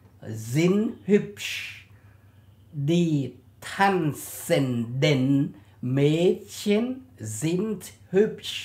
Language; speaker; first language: German; non-native, learner; Khmer